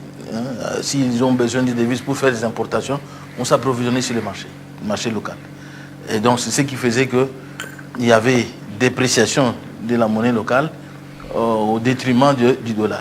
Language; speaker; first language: French; non-native, local second language; Luba-Lulua